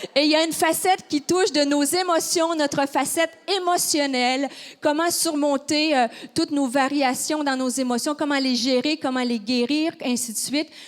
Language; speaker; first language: French; native; French